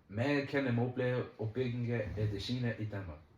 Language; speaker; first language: Danish; non-native, learner; Icelandic